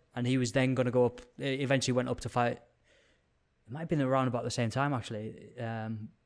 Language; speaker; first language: English; native; English